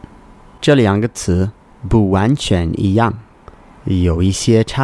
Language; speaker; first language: Chinese; non-native, learner; English